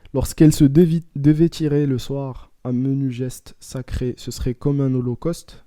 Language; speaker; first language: French; non-native, local second language; Arabic